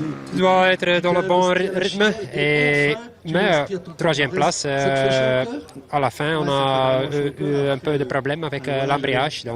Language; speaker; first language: French; non-native, local second language; Dutch